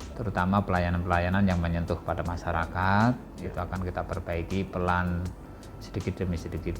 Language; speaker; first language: Indonesian; native; Indonesian